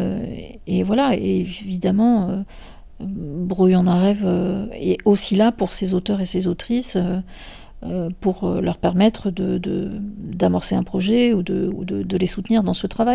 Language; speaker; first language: French; native; French